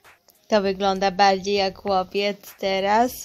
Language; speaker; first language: Polish; early bilingual, heritage; Polish